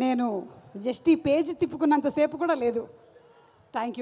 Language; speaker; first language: Telugu; native; Telugu